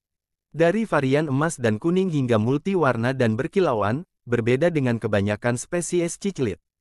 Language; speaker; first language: Indonesian; native; Indonesian